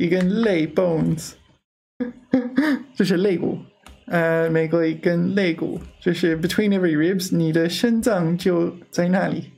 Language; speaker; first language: Chinese; non-native, learner; English